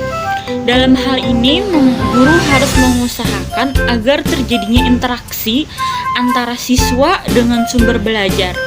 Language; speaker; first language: Indonesian; native; Indonesian